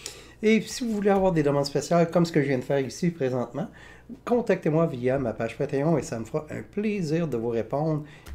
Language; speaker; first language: French; native; French